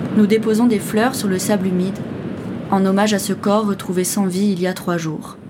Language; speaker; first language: French; native; French